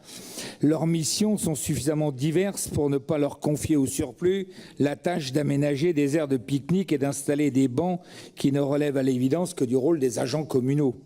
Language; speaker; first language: French; native; French